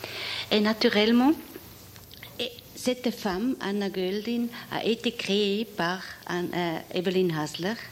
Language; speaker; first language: French; non-native, fluent; German